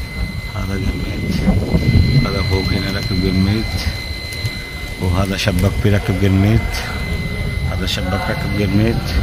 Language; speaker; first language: Arabic; non-native, learner; Bangla